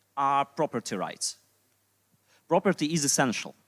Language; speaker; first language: English; non-native, fluent; Russian